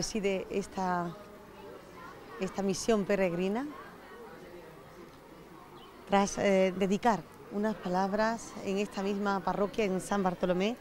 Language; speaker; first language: Spanish; native; Spanish